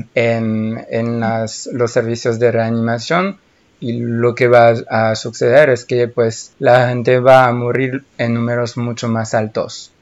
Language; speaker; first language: Spanish; non-native, fluent; French